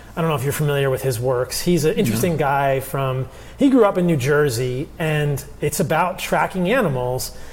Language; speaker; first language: English; early bilingual, other home language; Italian